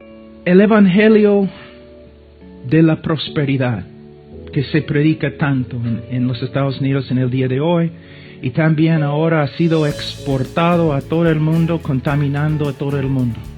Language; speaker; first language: Spanish; non-native, fluent; English